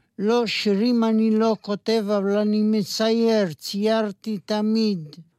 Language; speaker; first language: Hebrew; non-native, fluent; Yiddish